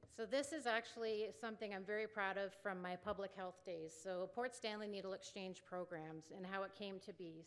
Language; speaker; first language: English; native; English